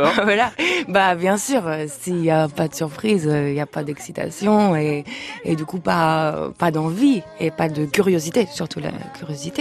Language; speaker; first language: French; non-native, fluent; Lithuanian